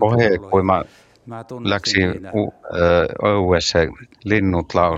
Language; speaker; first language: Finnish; non-native, learner; Estonian